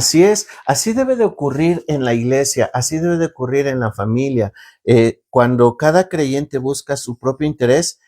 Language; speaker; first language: Spanish; native; Spanish